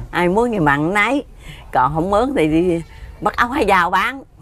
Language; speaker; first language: Vietnamese; native; Vietnamese